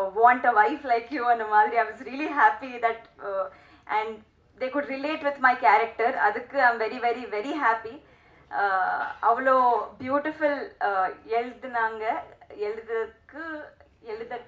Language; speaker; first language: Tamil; non-native, learner; Telugu